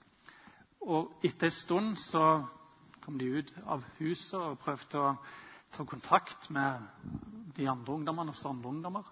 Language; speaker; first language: Norwegian; native; Norwegian